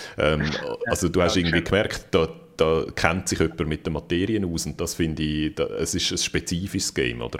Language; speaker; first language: German; native; German